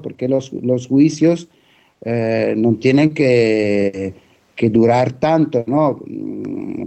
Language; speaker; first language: Spanish; non-native, fluent; Italian